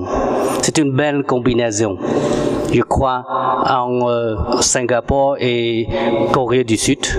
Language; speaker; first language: French; non-native, fluent; Vietnamese